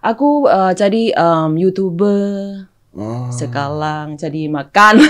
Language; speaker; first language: Indonesian; non-native, fluent; Thai